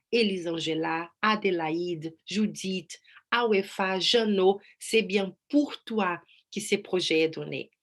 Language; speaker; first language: French; non-native, fluent; Portuguese